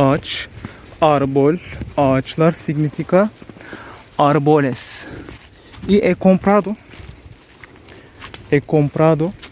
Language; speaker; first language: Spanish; non-native, learner; Turkish